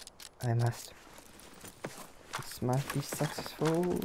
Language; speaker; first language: English; non-native, learner; Russian